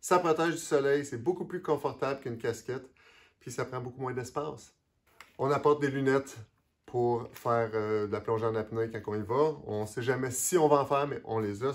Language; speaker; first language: French; native; French